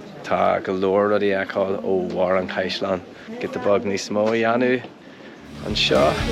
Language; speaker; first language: Irish; non-native, local second language; English